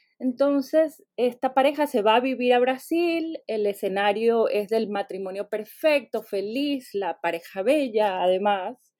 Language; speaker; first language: Spanish; native; Spanish